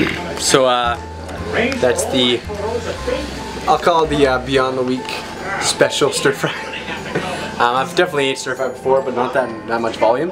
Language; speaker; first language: English; native; English